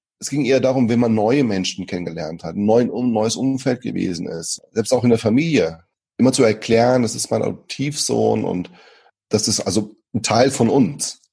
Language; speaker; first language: German; early bilingual, other home language; Portuguese